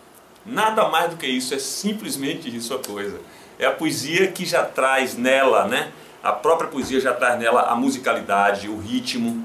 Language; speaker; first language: Portuguese; native; Portuguese